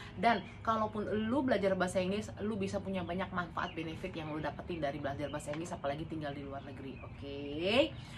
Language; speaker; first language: Indonesian; native; Indonesian